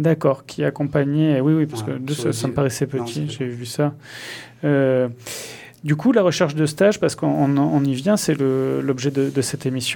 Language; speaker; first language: French; native; French